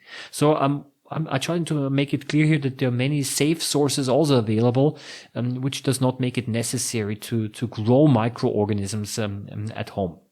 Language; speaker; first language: English; non-native, fluent; German